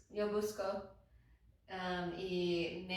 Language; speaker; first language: Spanish; non-native, learner; English